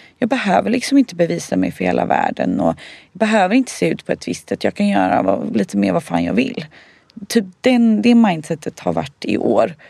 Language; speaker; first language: Swedish; early bilingual, other home language; Bosnian